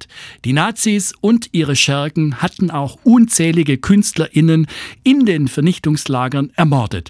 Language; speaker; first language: German; native; German